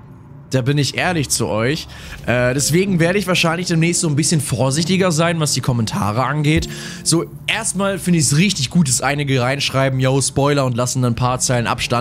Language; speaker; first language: German; native; German